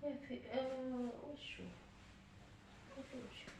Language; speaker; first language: Arabic; non-native, learner; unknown